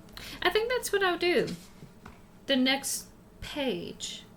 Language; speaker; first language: English; native; English